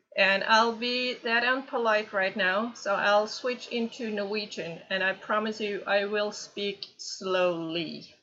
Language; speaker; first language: English; non-native, fluent; Norwegian